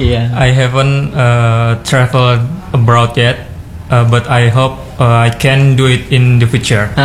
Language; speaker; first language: English; non-native, learner; Indonesian